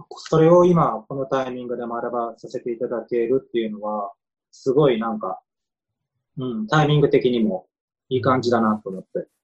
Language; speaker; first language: Japanese; native; Japanese